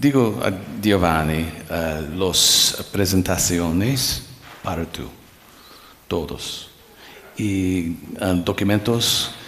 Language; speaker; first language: Spanish; non-native, learner; English